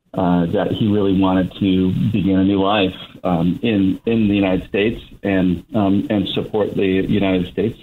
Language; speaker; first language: English; native; English